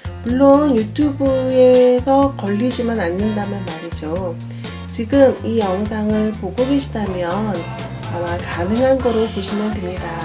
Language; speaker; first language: Korean; native; Korean